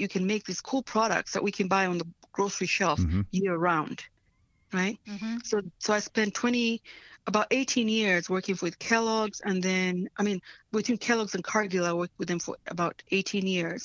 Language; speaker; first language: English; non-native, local second language; Swahili